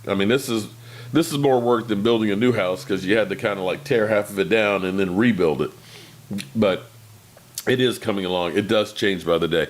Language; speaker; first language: English; native; English